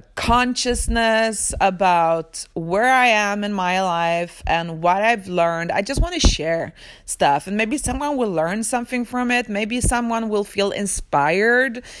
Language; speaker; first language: English; early bilingual, other home language; Swedish